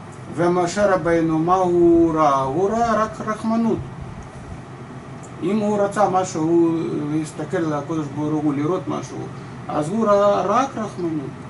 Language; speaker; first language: Hebrew; non-native, fluent; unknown